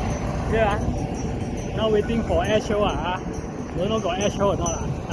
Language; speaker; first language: English; non-native, local second language; Chinese